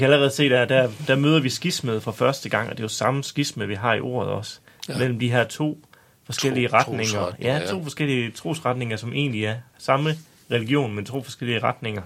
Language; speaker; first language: Danish; native; Danish